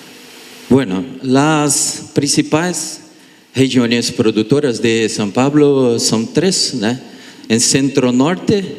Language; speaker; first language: Spanish; non-native, learner; Portuguese